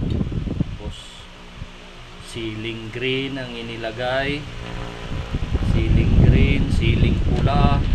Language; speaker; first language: Filipino; non-native, local second language; Hiligaynon